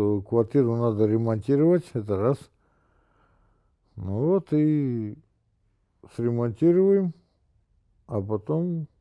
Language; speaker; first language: Russian; native; Russian